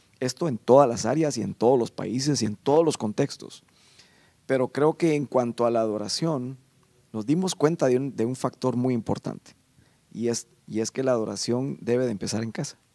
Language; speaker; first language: Spanish; native; Spanish